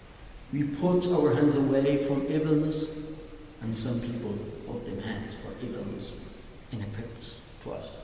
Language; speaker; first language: English; non-native, learner; Arabic